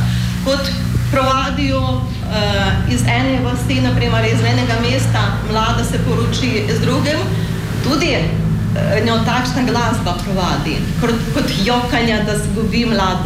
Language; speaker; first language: Slovenian; non-native, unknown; Ukrainian